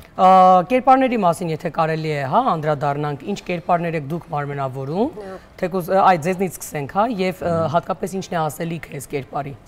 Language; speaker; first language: Armenian; native; Armenian